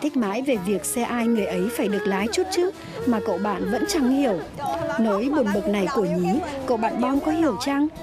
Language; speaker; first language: Vietnamese; native; Vietnamese